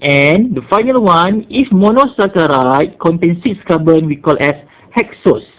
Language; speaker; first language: English; non-native, local second language; Malay